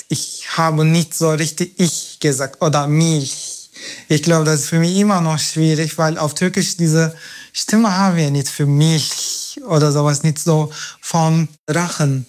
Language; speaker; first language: German; non-native, learner; Turkish